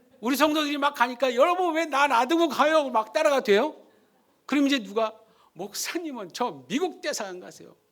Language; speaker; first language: Korean; early bilingual, heritage; Korean